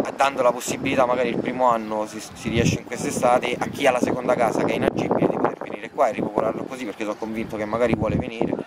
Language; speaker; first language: Italian; native; Italian